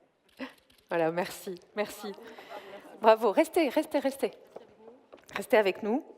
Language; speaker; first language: French; native; French